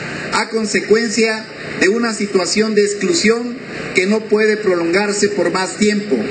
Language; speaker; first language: Spanish; native; Spanish